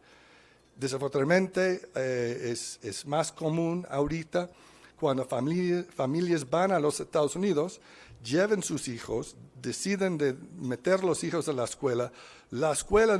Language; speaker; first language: Spanish; non-native, fluent; English